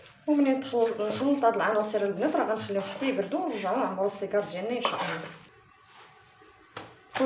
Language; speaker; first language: Arabic; native; Arabic